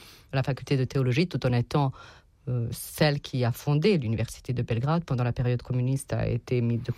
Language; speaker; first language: French; non-native, fluent; Serbian